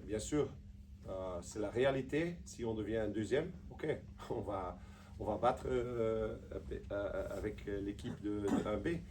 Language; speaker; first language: French; non-native, local second language; Dutch